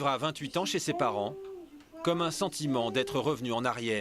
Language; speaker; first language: French; native; French